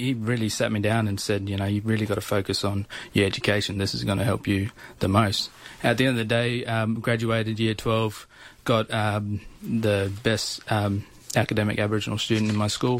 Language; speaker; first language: English; native; English